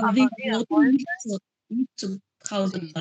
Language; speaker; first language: German; non-native, learner; Macedonian